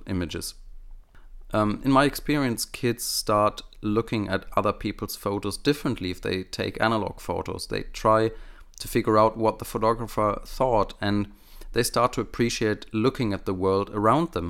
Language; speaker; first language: English; non-native, fluent; German